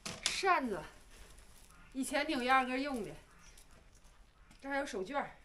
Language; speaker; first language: Chinese; native; Chinese